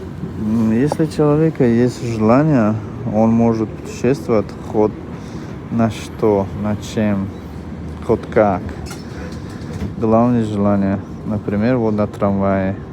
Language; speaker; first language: Russian; non-native, fluent; Tajik